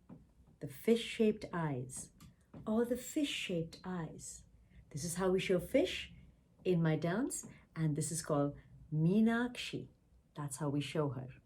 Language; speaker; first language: English; non-native, local second language; Tamil